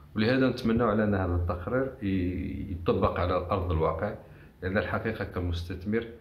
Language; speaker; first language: Arabic; native; Arabic